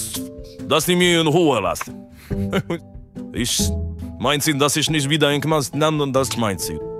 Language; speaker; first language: German; non-native, learner; French